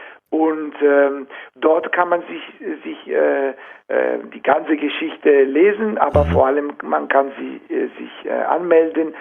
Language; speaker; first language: German; non-native, fluent; Italian